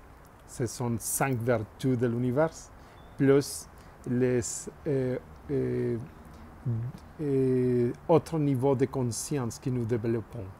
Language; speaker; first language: French; non-native, learner; Spanish